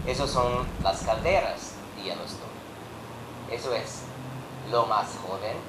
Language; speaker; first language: Spanish; non-native, learner; English